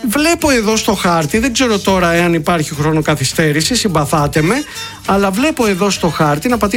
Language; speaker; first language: Greek; native; Greek